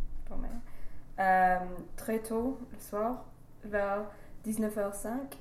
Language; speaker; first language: French; non-native, learner; English